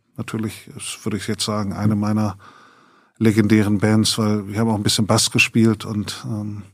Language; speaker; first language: German; native; German